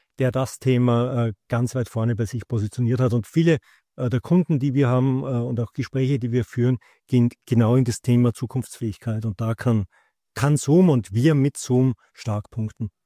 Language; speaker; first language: German; native; German